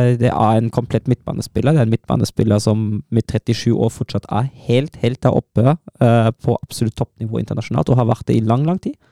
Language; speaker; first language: Norwegian; non-native, fluent; German